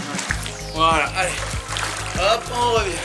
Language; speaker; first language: French; native; French